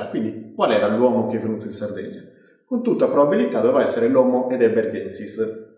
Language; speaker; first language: Italian; native; Italian